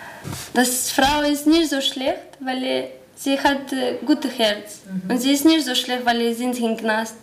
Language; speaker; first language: German; non-native, learner; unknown